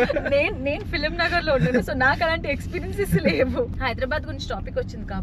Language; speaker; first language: Telugu; native; Telugu